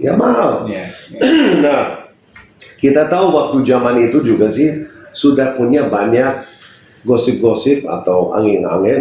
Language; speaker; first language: Indonesian; non-native, fluent; English